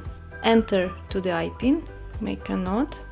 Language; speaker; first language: English; non-native, fluent; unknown